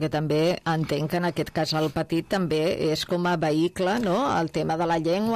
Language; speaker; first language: Catalan; native; Catalan